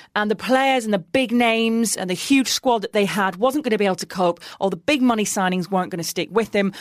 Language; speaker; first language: English; native; English